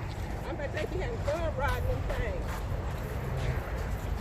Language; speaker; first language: English; native; English